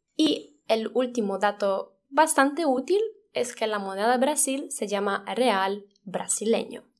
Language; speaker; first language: Spanish; non-native, fluent; Polish